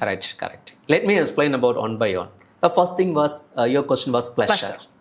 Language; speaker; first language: English; non-native, local second language; Malayalam